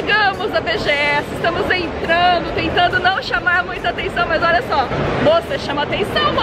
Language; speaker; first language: Portuguese; native; Portuguese